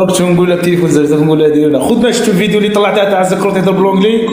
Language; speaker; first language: Arabic; native; Arabic